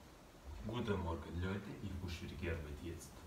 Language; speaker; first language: German; non-native, learner; Russian